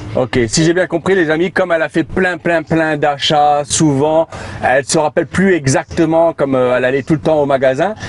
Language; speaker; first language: French; native; French